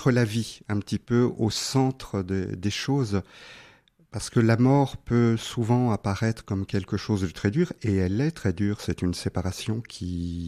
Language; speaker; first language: French; native; French